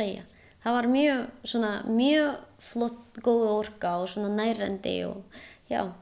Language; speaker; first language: Icelandic; non-native, learner; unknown